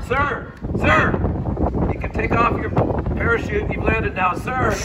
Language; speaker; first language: English; native; English